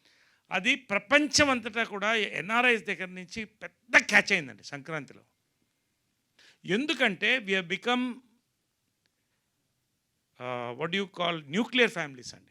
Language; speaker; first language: Telugu; native; Telugu